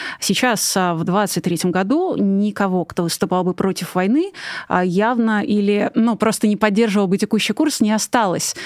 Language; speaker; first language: Russian; native; Russian